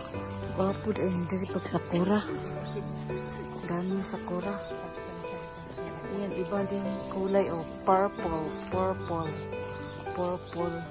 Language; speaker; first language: Filipino; non-native, local second language; Cebuano